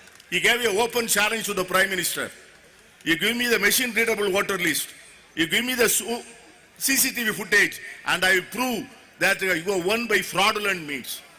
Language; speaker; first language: English; non-native, local second language; Tamil